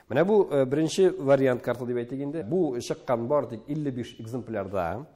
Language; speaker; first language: Tatar; native; Tatar